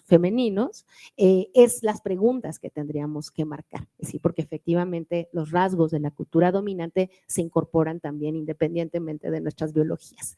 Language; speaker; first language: Spanish; native; Spanish